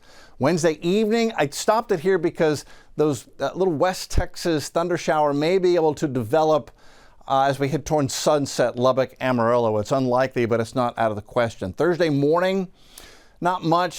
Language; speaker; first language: English; native; English